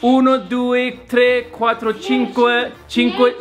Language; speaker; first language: Italian; non-native, learner; English